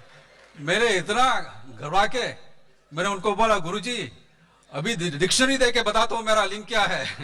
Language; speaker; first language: Hindi; non-native, local second language; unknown